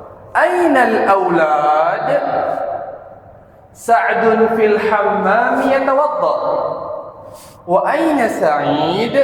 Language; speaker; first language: Arabic; non-native, fluent; Indonesian